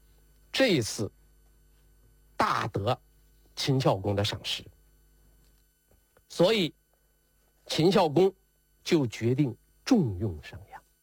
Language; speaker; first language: Chinese; native; Chinese